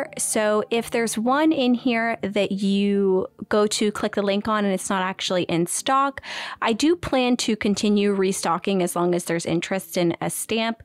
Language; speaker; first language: English; native; English